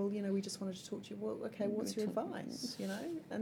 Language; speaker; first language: English; native; English